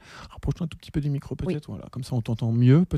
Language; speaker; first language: French; native; French